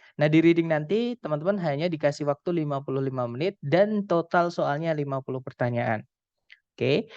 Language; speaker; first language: Indonesian; non-native, local second language; Javanese